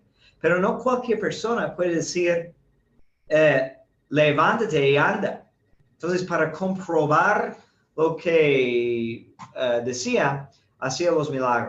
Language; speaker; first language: Spanish; non-native, fluent; English